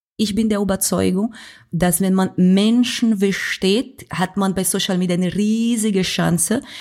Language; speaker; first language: German; non-native, fluent; Portuguese